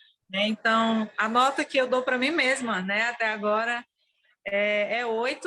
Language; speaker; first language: Portuguese; native; Portuguese